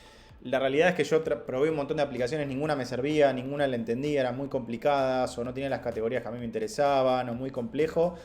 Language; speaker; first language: Spanish; native; Spanish